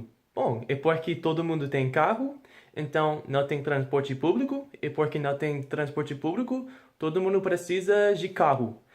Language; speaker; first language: Portuguese; non-native, fluent; English